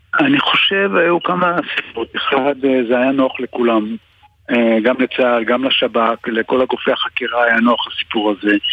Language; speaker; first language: Hebrew; native; Hebrew